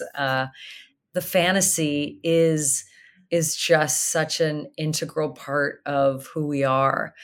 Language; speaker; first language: English; native; English